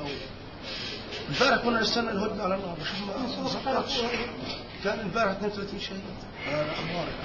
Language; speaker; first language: Arabic; native; Arabic